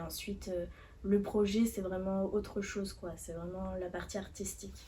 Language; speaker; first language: French; native; French